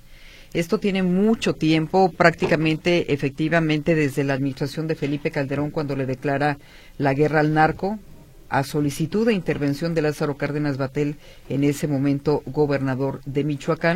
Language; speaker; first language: Spanish; native; Spanish